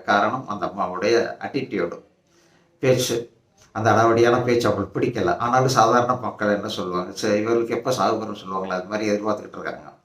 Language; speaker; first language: Tamil; native; Tamil